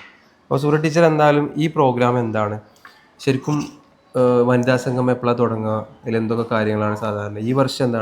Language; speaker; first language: Malayalam; native; Malayalam